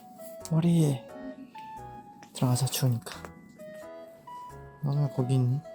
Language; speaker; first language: Korean; native; Korean